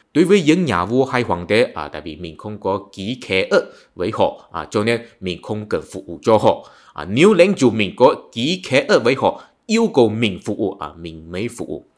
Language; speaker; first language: Vietnamese; non-native, fluent; Chinese